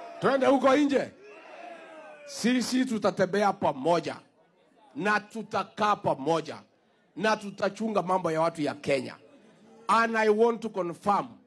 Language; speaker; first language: Swahili; non-native, local second language; Kikuyu